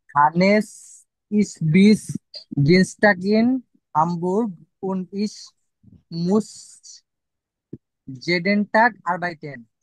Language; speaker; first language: German; non-native, learner; Bangla